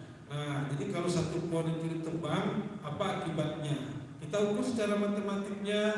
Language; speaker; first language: Indonesian; native; Indonesian